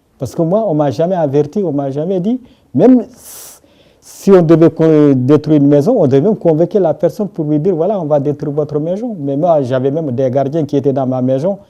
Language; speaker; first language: French; non-native, local second language; Wolof